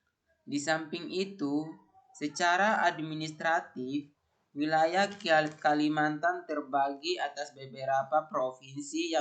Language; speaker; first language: Indonesian; native; Indonesian